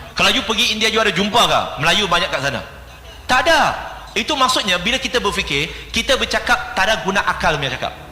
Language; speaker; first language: Malay; non-native, local second language; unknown